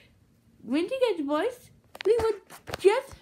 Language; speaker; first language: English; native; English